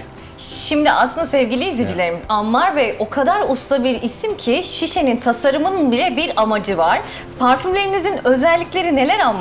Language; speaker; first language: Turkish; native; Turkish